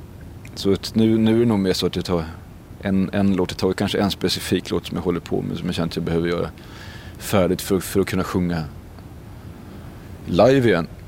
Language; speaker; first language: Swedish; native; Swedish